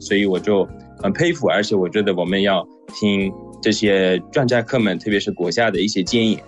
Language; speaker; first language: Chinese; non-native, fluent; Persian